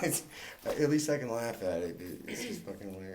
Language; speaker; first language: English; native; English